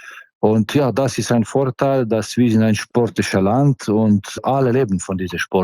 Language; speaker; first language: German; non-native, fluent; Slovenian